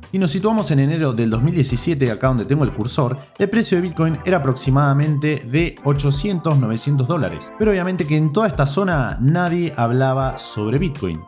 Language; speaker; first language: Spanish; native; Spanish